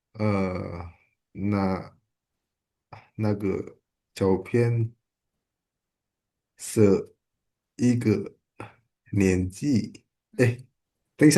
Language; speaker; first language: Chinese; non-native, learner; Indonesian